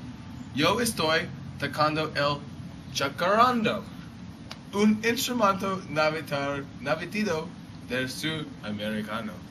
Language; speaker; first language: Spanish; non-native, learner; English